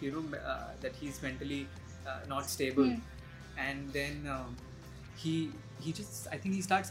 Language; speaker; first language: English; non-native, local second language; Hindi